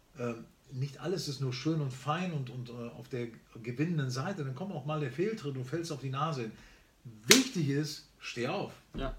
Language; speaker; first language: German; early bilingual, other home language; Spanish